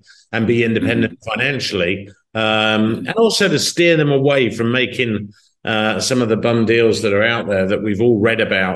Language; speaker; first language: English; native; English